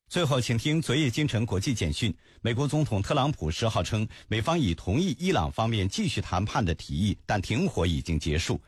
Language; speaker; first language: Chinese; native; Chinese